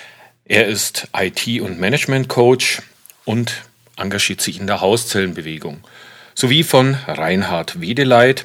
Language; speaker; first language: German; native; German